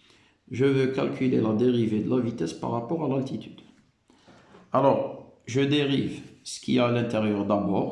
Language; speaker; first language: French; non-native, local second language; Arabic